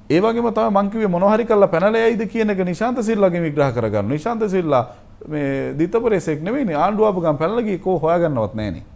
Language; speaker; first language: Sinhala; native; Sinhala